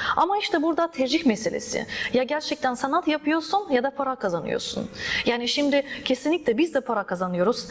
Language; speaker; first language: Turkish; early bilingual, other home language; Russian